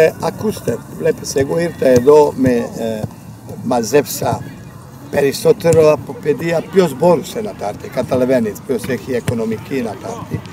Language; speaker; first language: Greek; non-native, learner; Bosnian